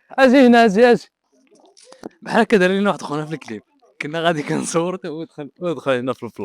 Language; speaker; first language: Arabic; native; Arabic